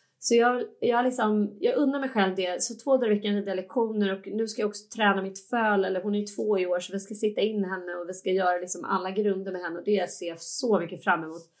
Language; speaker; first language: Swedish; native; Swedish